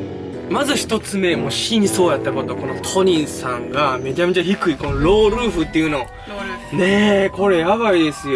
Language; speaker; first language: Japanese; native; Japanese